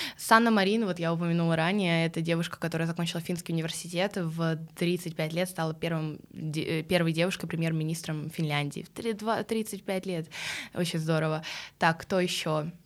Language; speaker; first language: Russian; early bilingual, other home language; Swedish